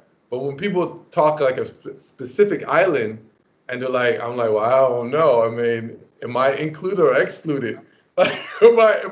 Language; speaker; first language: English; native; English